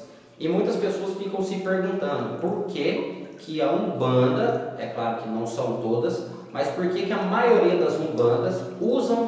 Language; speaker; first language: Portuguese; native; Portuguese